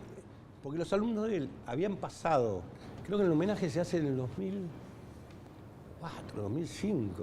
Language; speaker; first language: Spanish; native; Spanish